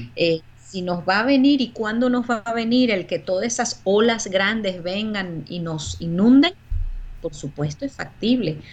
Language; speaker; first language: Spanish; native; Spanish